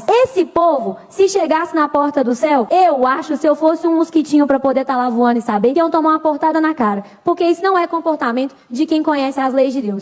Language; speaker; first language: Portuguese; native; Portuguese